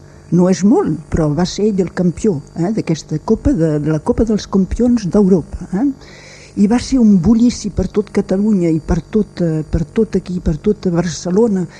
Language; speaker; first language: Catalan; native; Catalan